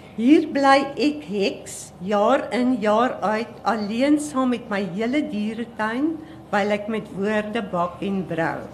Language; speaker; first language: Afrikaans; native; Afrikaans